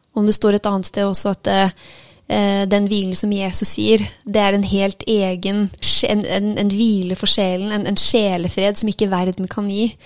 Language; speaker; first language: Norwegian; native; Norwegian